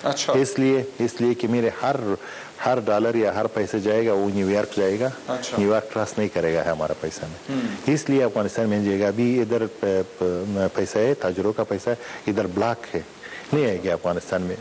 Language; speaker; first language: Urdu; non-native, learner; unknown